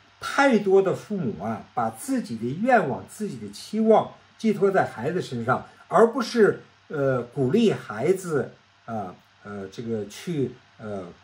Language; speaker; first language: Chinese; native; Chinese